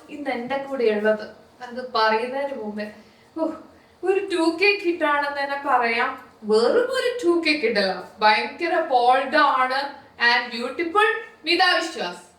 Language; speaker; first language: Malayalam; native; Malayalam